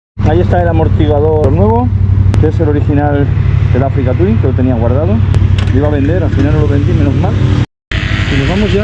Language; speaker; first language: Spanish; native; Spanish